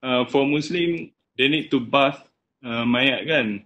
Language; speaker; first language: English; non-native, local second language; Malay